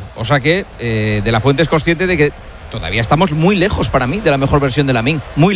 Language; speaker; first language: Spanish; native; Spanish